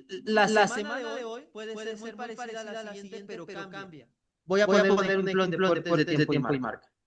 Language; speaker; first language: Spanish; native; Spanish